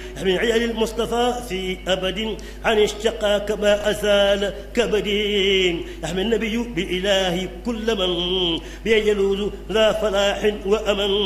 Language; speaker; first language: Arabic; non-native, fluent; Wolof